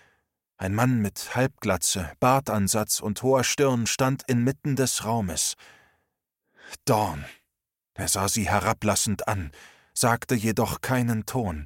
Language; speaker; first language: German; native; German